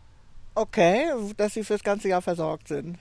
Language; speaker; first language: German; native; German